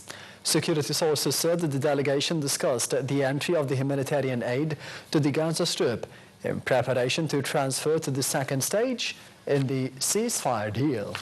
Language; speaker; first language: English; non-native, local second language; Arabic